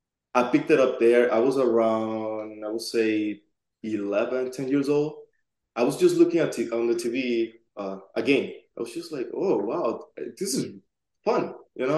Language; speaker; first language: English; non-native, fluent; Spanish